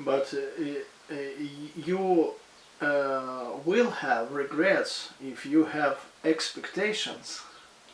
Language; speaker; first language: English; non-native, fluent; Russian